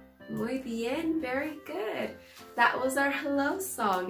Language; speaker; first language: English; non-native, fluent; Spanish